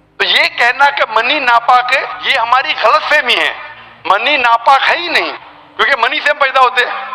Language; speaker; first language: Urdu; non-native, local second language; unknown